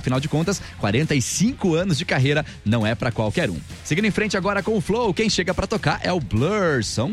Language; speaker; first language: Portuguese; native; Portuguese